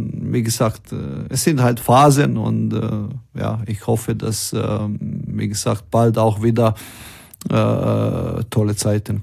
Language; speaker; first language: German; non-native, fluent; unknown